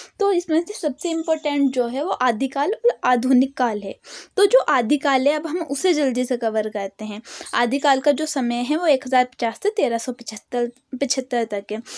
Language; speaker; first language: Hindi; native; Hindi